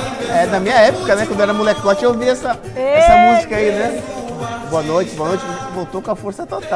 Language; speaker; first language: Portuguese; native; Portuguese